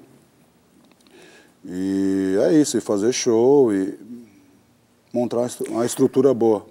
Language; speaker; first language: Portuguese; native; Portuguese